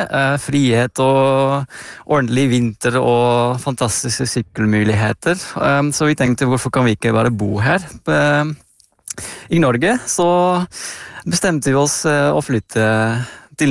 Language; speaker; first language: Norwegian; non-native, fluent; Dutch